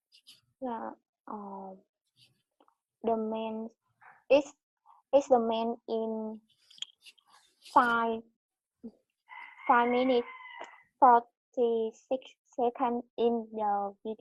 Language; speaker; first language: English; non-native, learner; Vietnamese